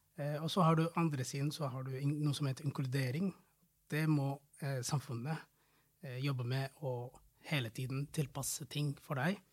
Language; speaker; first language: Norwegian; non-native, fluent; Somali